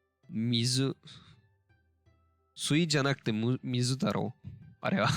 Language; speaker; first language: Japanese; non-native, learner; Turkish